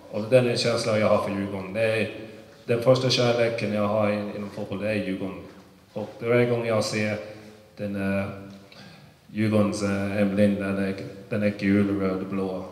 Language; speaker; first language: Swedish; early bilingual, other home language; English